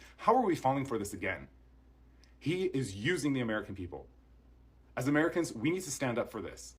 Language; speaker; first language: English; native; English